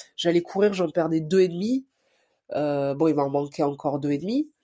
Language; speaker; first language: French; native; French